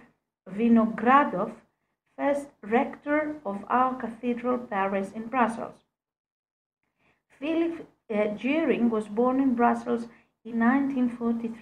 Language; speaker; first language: English; non-native, fluent; Greek